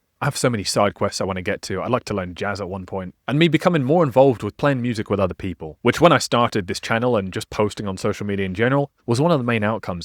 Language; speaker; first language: English; native; English